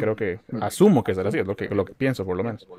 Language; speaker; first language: Spanish; native; Spanish